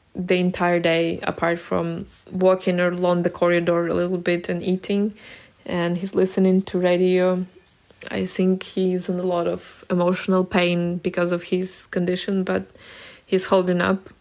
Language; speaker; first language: English; non-native, fluent; Ukrainian